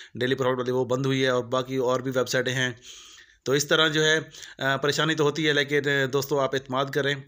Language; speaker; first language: Urdu; non-native, local second language; Punjabi